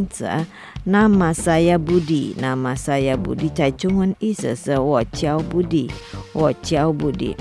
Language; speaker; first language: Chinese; non-native, fluent; Indonesian